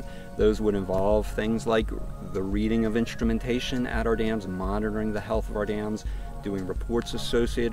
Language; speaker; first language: English; native; English